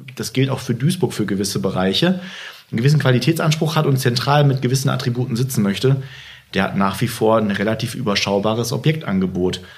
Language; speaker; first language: German; native; German